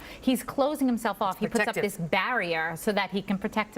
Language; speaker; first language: English; native; English